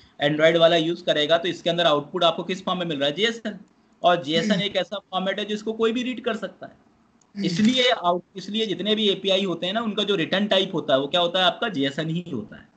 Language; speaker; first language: Hindi; native; Hindi